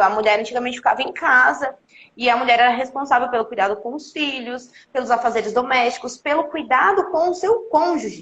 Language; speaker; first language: Portuguese; native; Portuguese